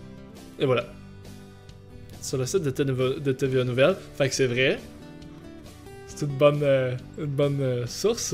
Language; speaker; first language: French; native; French